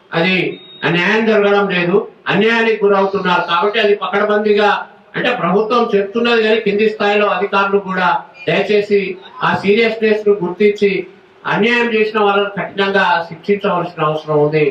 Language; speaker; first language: Telugu; non-native, local second language; Lambadi